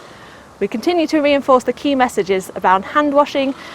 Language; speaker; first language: English; native; English